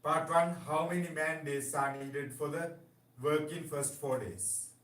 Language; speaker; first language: English; non-native, local second language; Sinhala